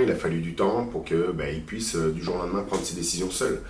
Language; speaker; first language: French; native; French